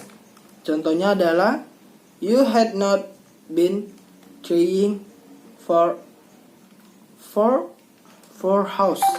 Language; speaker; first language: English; non-native, learner; Indonesian